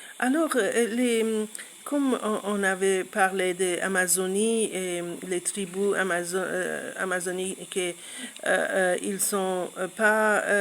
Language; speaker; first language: French; non-native, learner; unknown